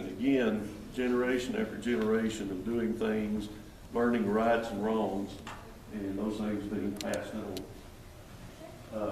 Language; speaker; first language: English; native; English